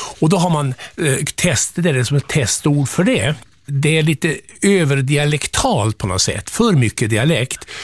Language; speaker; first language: Swedish; native; Swedish